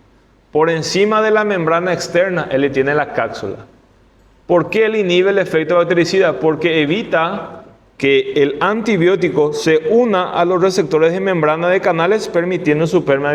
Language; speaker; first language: Spanish; non-native, fluent; Portuguese